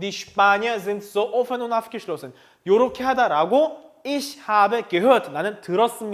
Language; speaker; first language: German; non-native, fluent; Korean